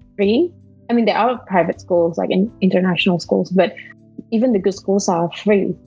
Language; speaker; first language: English; non-native, fluent; Malay